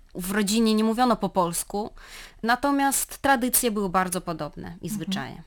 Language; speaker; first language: Polish; non-native, fluent; Russian